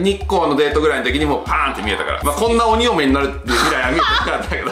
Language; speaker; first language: Japanese; native; Japanese